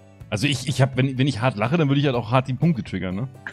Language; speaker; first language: German; native; German